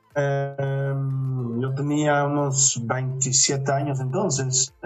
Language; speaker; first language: Spanish; non-native, fluent; Dutch